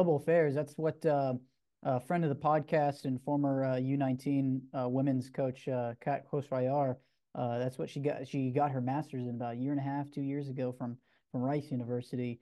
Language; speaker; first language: English; native; English